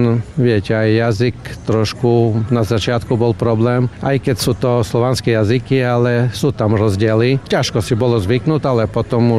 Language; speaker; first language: Slovak; non-native, fluent; Croatian